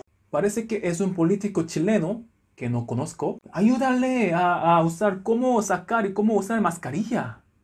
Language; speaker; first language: Spanish; non-native, learner; Korean